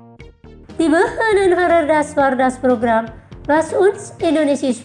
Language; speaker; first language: German; non-native, fluent; Indonesian